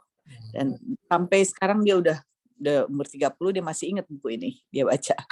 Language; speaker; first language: Indonesian; native; Indonesian